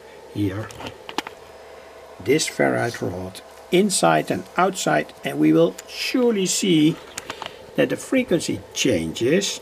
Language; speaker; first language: English; non-native, fluent; Dutch